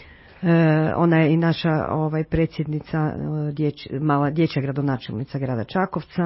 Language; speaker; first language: Croatian; native; Croatian